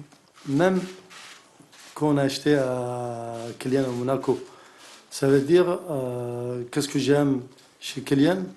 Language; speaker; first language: French; non-native, learner; Arabic